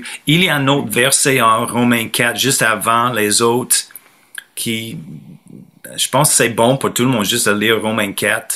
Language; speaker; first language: French; non-native, fluent; English